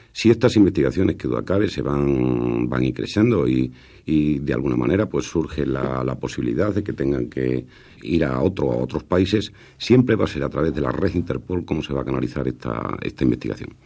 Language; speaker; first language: Spanish; native; Spanish